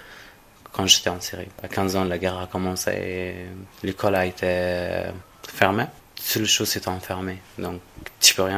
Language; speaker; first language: French; non-native, fluent; Arabic